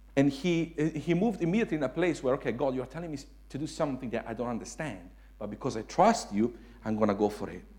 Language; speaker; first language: English; non-native, fluent; Italian